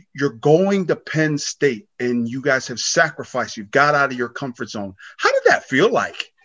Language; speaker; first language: English; native; English